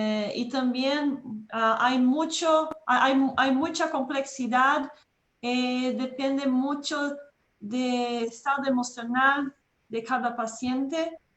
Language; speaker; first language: Spanish; non-native, learner; Portuguese